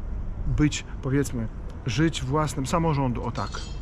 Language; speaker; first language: Polish; non-native, fluent; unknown